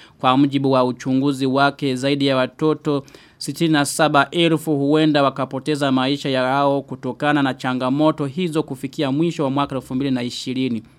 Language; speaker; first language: Swahili; non-native, local second language; Rundi